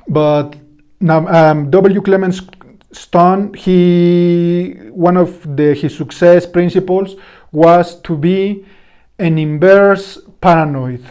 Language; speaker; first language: English; non-native, fluent; Spanish